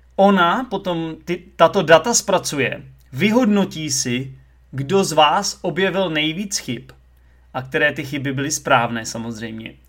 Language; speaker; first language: Czech; native; Czech